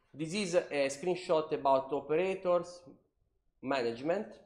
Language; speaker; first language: English; non-native, learner; Italian